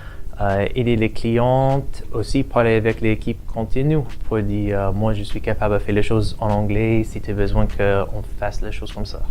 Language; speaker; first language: French; non-native, learner; English